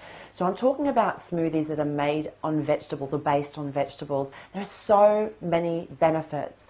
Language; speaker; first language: English; native; English